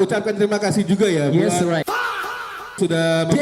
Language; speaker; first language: Indonesian; native; Indonesian